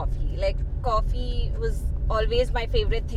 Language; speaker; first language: English; non-native, local second language; Kannada